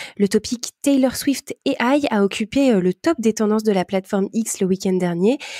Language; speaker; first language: French; native; French